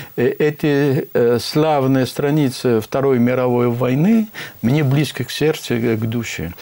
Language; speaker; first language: Russian; non-native, fluent; French